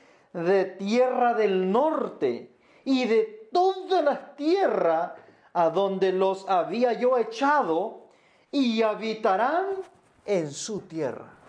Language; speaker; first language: Spanish; native; Spanish